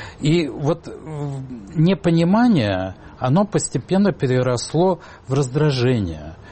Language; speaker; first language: Russian; native; Russian